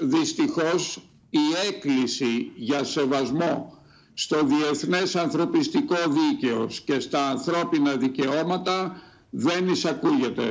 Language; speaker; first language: Greek; native; Greek